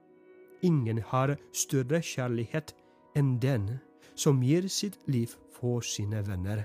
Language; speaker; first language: Norwegian; non-native, fluent; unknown